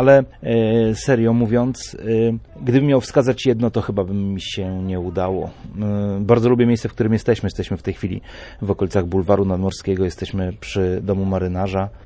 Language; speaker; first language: Polish; native; Polish